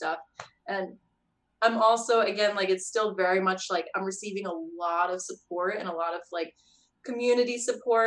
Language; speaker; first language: English; native; English